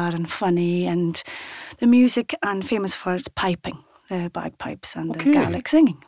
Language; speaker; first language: English; non-native, local second language; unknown